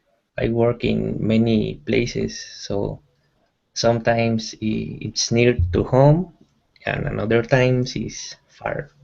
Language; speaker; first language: English; non-native, learner; Spanish